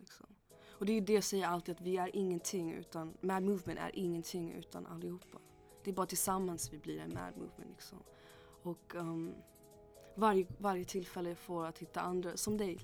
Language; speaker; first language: Swedish; early bilingual, other home language; English